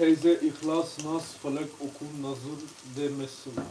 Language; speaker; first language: Turkish; early bilingual, heritage; Turkish